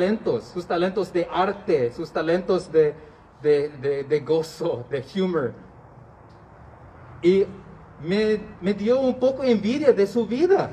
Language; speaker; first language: Spanish; non-native, learner; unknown